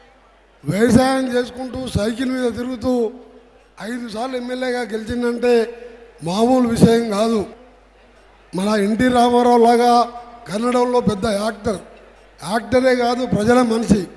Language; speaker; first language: Telugu; native; Telugu